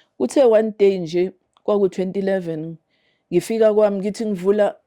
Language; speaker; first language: Zulu; native; Zulu